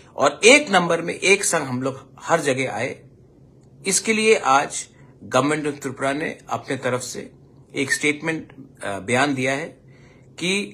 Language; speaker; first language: Hindi; non-native, local second language; Kok Borok